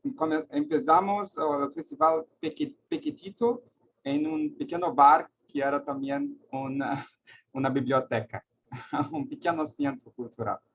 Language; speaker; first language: Spanish; non-native, learner; Portuguese